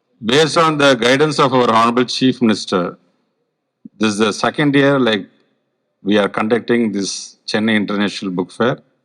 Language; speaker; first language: English; non-native, local second language; Tamil